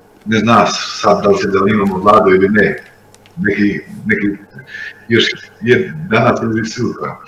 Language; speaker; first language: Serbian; non-native, local second language; Albanian